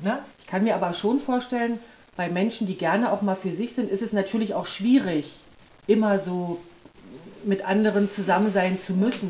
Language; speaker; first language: German; native; German